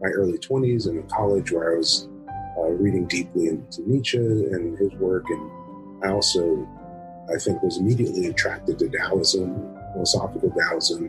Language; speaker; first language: English; native; English